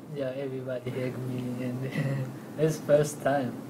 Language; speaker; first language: English; non-native, learner; Tigrinya